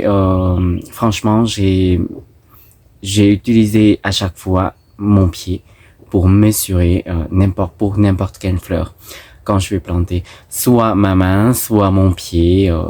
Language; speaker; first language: French; non-native, fluent; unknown